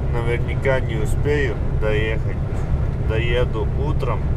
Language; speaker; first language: Russian; non-native, fluent; Latvian